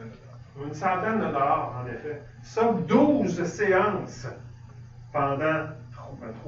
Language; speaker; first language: French; native; French